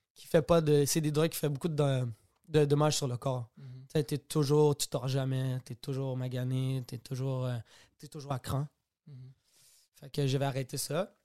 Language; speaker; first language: French; native; French